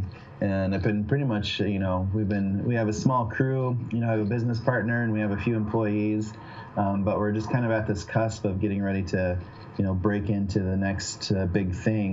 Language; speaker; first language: English; native; English